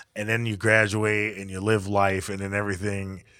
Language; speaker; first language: English; native; English